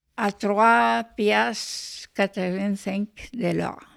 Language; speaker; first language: French; non-native, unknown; Spanish